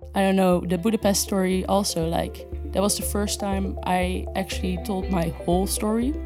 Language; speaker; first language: English; non-native, fluent; Dutch